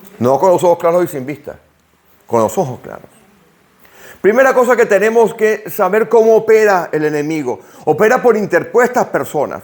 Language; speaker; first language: Spanish; native; Spanish